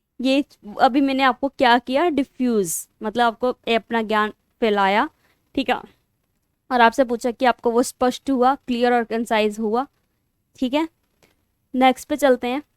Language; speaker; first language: Hindi; non-native, local second language; Punjabi